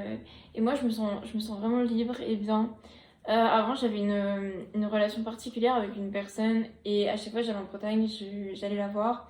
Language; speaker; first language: French; native; French